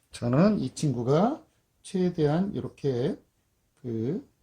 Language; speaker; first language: Korean; native; Korean